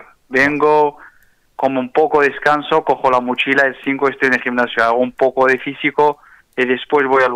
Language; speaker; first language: Spanish; non-native, fluent; Arabic